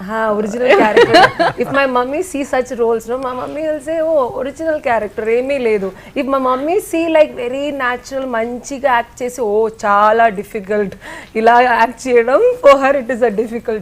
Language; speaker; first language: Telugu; non-native, learner; Malayalam